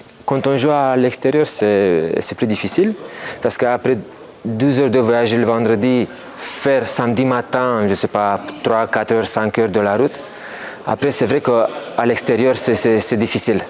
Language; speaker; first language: French; non-native, fluent; Romanian